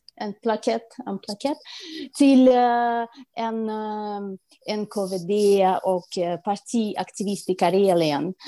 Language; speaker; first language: Swedish; non-native, fluent; Russian